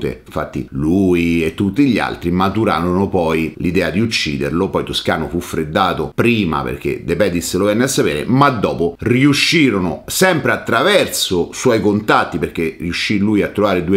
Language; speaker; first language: Italian; native; Italian